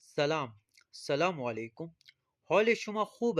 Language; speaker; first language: Persian; non-native, fluent; Urdu